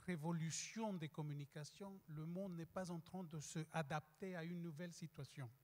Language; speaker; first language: French; non-native, fluent; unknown